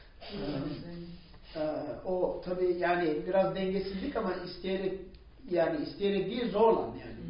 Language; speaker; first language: Turkish; non-native, fluent; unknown